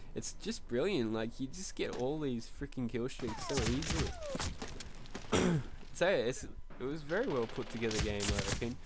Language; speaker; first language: English; native; English